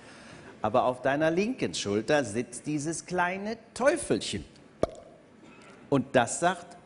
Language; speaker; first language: German; native; German